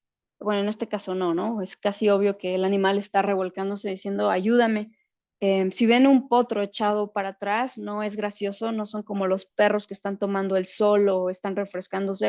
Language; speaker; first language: Spanish; native; Spanish